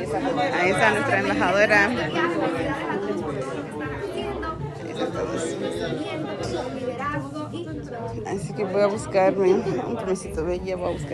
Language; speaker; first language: Spanish; non-native, fluent; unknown